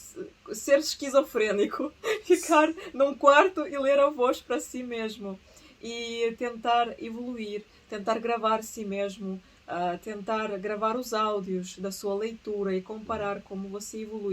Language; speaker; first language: Portuguese; early bilingual, other home language; Russian